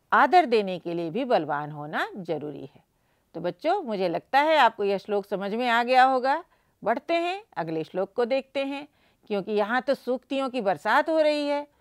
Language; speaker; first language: Hindi; native; Hindi